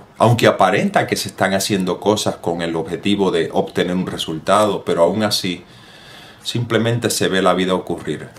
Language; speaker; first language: Spanish; native; Spanish